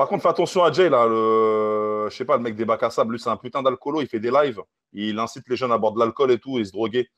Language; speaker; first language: French; native; French